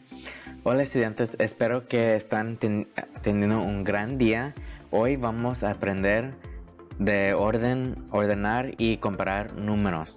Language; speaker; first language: Spanish; early bilingual, heritage; Spanish